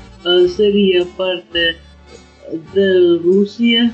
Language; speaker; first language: Spanish; non-native, learner; Ukrainian